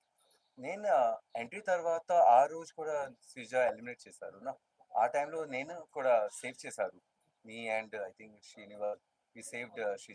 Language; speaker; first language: Telugu; non-native, learner; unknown